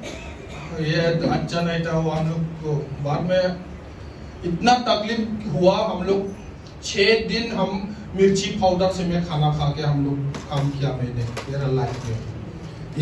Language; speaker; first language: Hindi; non-native, local second language; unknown